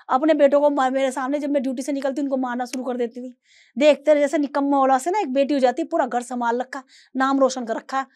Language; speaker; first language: Hindi; native; Hindi